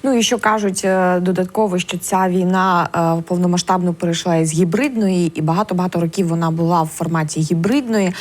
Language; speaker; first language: Ukrainian; native; Ukrainian